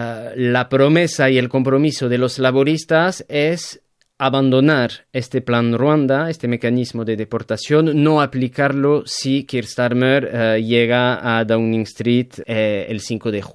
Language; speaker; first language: Spanish; native; Spanish